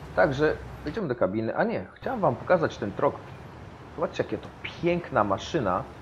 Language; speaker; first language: Polish; early bilingual, heritage; Polish